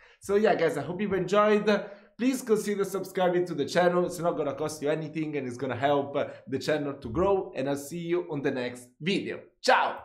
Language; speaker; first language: English; non-native, fluent; Italian